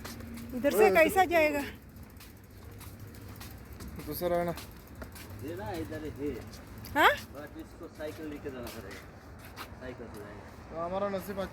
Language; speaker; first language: Hindi; non-native, local second language; Malayalam